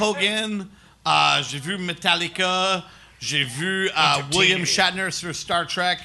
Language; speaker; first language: French; non-native, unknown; English